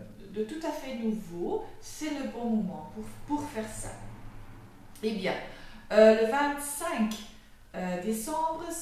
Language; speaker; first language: French; non-native, fluent; Dutch